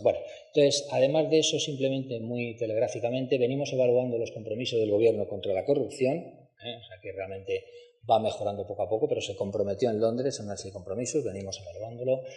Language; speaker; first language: Spanish; native; Spanish